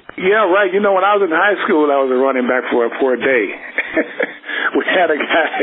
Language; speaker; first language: English; native; English